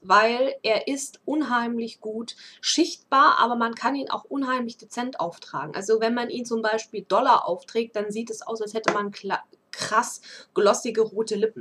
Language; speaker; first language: German; native; German